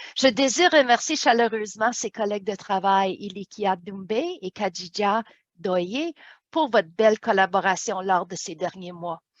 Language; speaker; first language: French; native; French